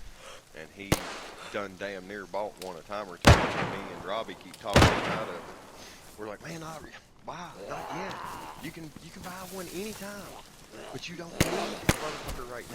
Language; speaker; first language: English; native; English